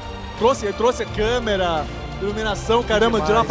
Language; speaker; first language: Portuguese; native; Portuguese